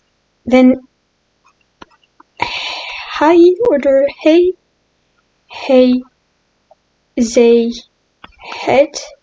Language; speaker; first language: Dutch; non-native, learner; French